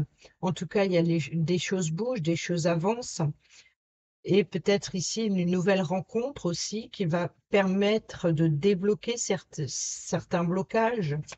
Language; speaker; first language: French; native; French